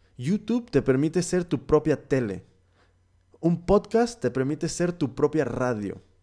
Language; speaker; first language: Spanish; early bilingual, heritage; Spanish